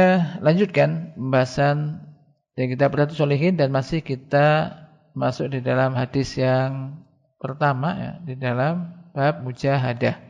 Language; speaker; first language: Indonesian; native; Indonesian